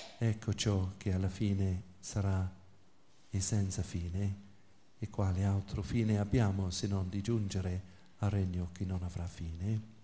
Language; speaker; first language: Italian; non-native, fluent; English